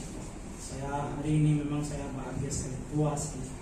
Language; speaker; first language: Indonesian; non-native, fluent; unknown